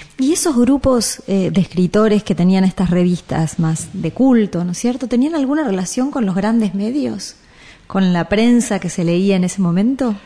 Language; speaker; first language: Spanish; native; Spanish